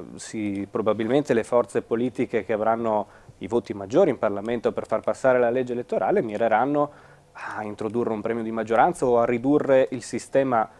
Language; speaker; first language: Italian; native; Italian